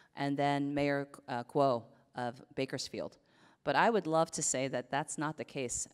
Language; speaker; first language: English; native; English